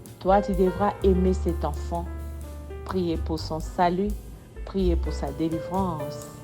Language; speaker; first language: French; non-native, local second language; Lingala